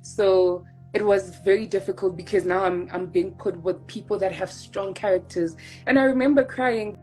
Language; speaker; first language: English; non-native, local second language; Tswana